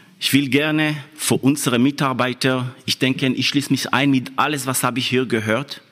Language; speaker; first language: German; non-native, fluent; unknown